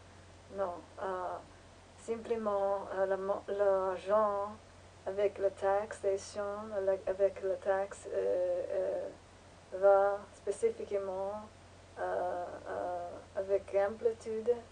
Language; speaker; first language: French; non-native, learner; English